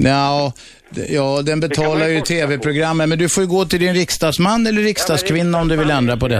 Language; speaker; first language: Swedish; native; Swedish